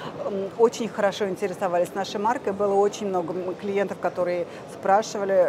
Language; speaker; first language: Russian; non-native, fluent; Turkish